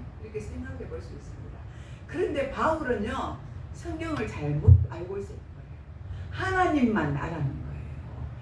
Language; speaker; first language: Korean; native; Korean